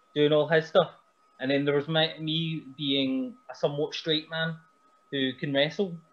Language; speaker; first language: English; native; English